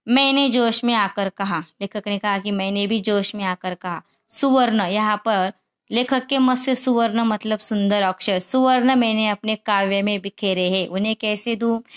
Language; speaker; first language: Hindi; non-native, local second language; Marathi